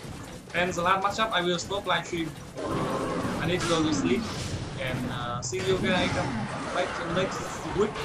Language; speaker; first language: English; non-native, learner; Vietnamese